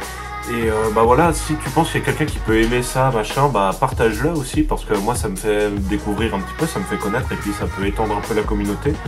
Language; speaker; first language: French; native; French